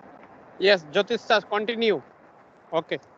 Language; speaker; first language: English; non-native, learner; Bangla